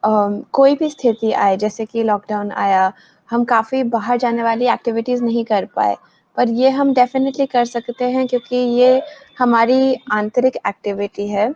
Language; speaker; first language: Hindi; native; Hindi